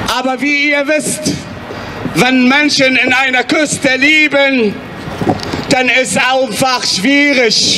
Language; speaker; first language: German; non-native, fluent; Arabic